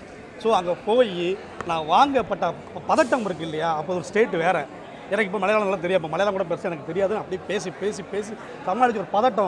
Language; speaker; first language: Tamil; native; Tamil